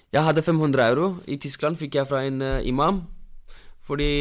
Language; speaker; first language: Norwegian; non-native, fluent; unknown